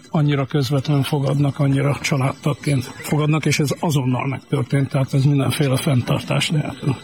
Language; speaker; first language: Hungarian; native; Hungarian